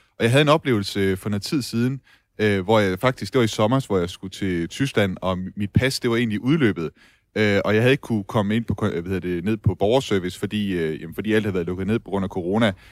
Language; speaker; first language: Danish; native; Danish